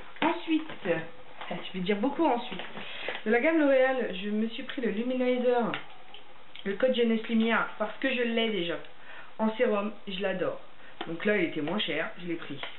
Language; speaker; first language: French; native; French